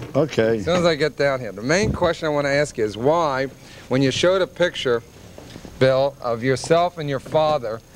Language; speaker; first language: English; native; English